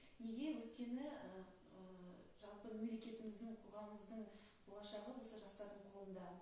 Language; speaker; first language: Kazakh; native; Kazakh